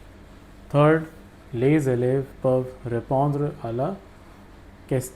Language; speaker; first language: French; non-native, fluent; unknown